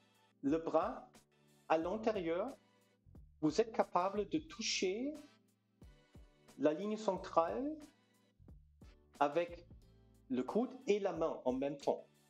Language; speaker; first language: French; non-native, fluent; German